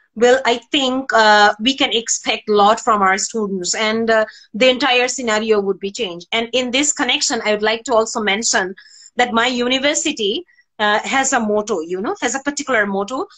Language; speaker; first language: English; non-native, local second language; Bangla